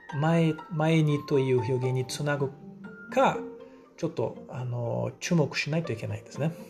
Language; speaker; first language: Japanese; non-native, fluent; Portuguese